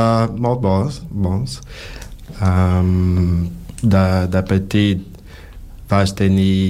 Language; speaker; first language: Catalan; non-native, learner; Portuguese